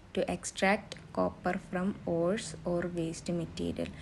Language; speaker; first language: English; non-native, local second language; Malayalam